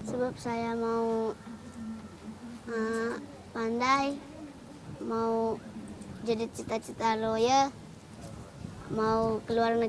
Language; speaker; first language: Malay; non-native, local second language; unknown